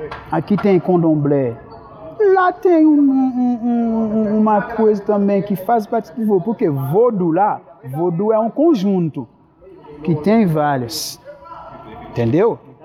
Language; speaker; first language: Portuguese; non-native, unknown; Haitian Creole